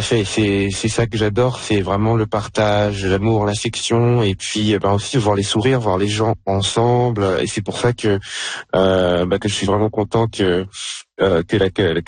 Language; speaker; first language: French; native; French